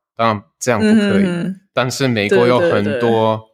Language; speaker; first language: Chinese; non-native, fluent; German